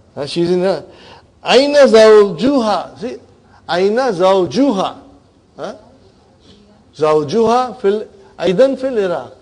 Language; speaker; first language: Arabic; non-native, fluent; Urdu